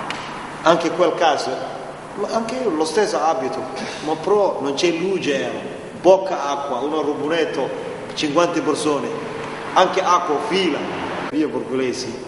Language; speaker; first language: Italian; non-native, learner; Somali